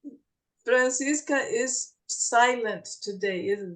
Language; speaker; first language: English; non-native, fluent; Portuguese